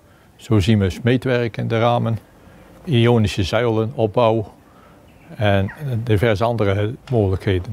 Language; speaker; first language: Dutch; native; Dutch